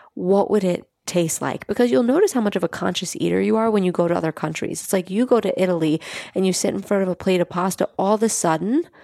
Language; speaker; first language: English; native; English